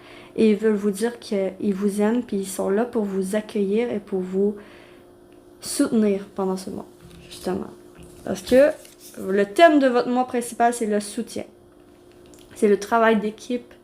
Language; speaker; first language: French; native; French